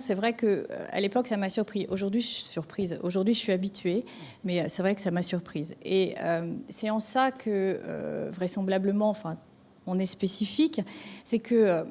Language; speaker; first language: French; native; French